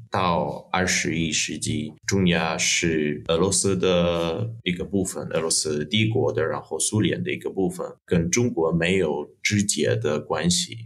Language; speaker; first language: Chinese; non-native, fluent; Russian